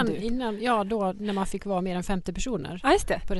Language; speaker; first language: Swedish; native; Swedish